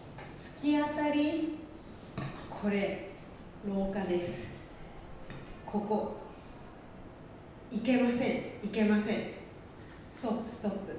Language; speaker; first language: Japanese; non-native, learner; Indonesian